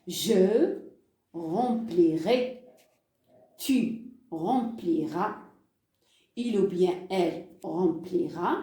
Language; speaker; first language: French; non-native, local second language; Arabic